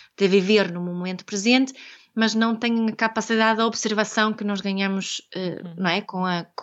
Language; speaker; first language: Portuguese; non-native, fluent; Swedish